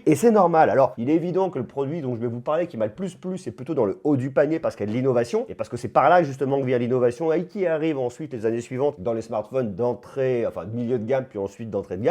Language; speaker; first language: French; native; French